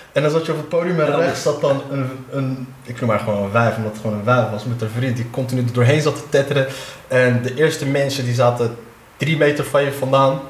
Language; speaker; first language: Dutch; early bilingual, other home language; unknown